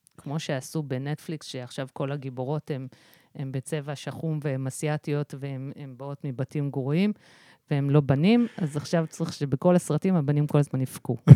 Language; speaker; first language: Hebrew; early bilingual, other home language; English